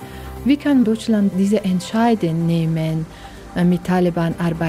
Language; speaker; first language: German; non-native, learner; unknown